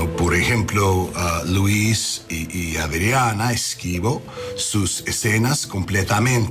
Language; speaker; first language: Spanish; non-native, learner; English